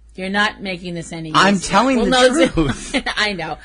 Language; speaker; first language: English; native; English